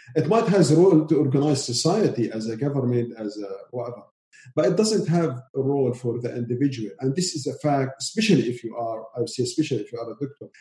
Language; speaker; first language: English; non-native, learner; Arabic